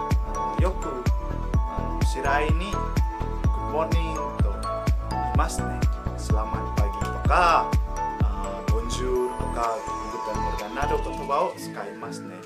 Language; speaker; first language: Japanese; non-native, learner; Indonesian